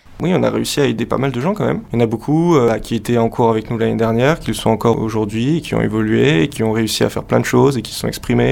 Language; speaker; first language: French; native; French